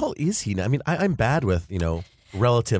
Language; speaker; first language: English; native; English